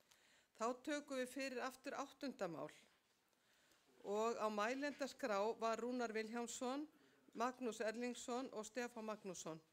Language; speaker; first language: Icelandic; native; Icelandic